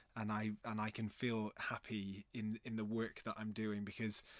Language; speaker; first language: English; native; English